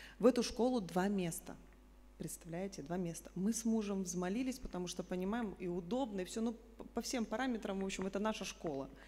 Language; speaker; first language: Russian; native; Russian